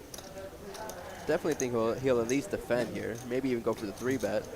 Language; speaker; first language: English; native; English